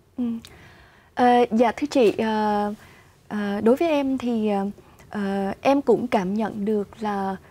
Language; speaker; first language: Vietnamese; early bilingual, heritage; Vietnamese